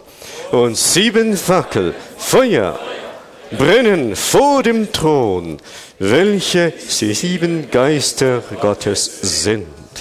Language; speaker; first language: German; non-native, fluent; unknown